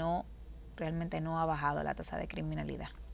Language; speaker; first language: Spanish; native; Spanish